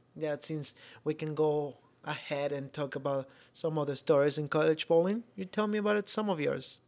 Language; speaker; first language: English; non-native, fluent; Spanish